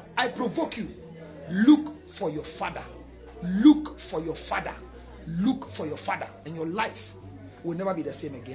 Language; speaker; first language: English; non-native, local second language; Akan